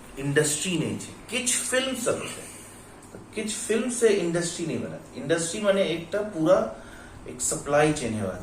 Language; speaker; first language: Maithili; non-native, local second language; Bhojpuri